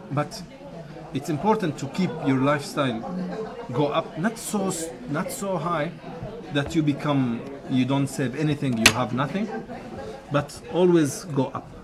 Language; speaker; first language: English; non-native, fluent; Arabic